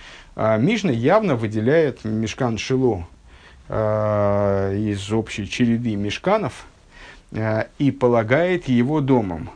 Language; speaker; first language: Russian; native; Russian